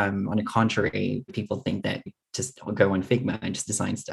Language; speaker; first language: English; non-native, local second language; Filipino